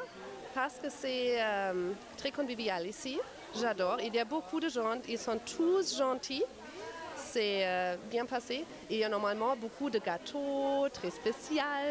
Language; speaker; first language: French; non-native, learner; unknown